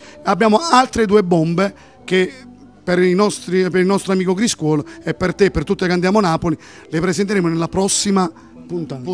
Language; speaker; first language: Italian; native; Italian